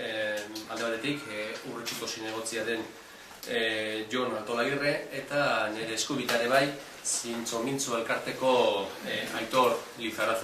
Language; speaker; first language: Basque; native; Basque